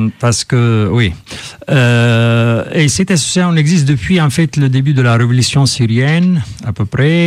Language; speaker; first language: French; non-native, fluent; Arabic